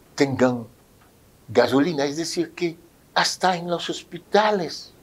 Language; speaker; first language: Spanish; non-native, fluent; Haitian Creole